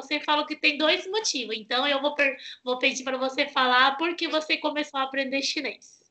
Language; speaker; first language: Portuguese; non-native, fluent; Chinese